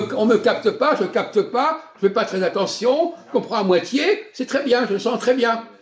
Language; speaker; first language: French; native; French